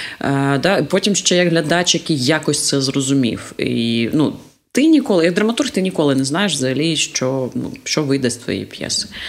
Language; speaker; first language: Ukrainian; non-native, local second language; Russian